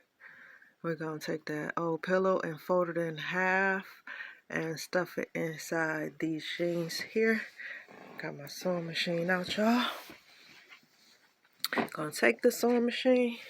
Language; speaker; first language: English; native; English